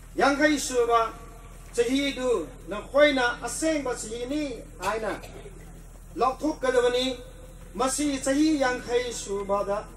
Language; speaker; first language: Manipuri; non-native, local second language; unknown